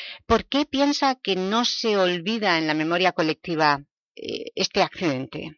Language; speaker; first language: Spanish; native; Spanish